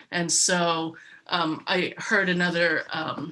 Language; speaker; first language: English; native; English